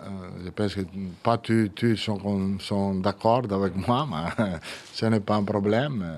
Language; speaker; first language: French; non-native, fluent; Italian